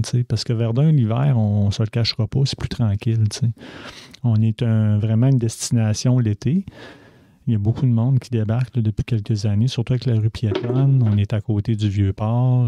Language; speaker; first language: French; native; French